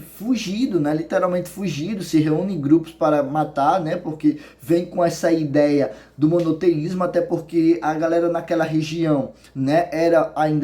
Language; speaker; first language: Portuguese; native; Portuguese